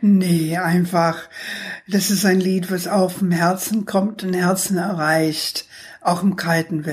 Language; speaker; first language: German; non-native, fluent; English